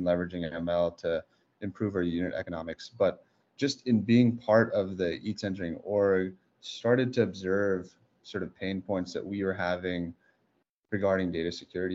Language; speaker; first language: English; native; English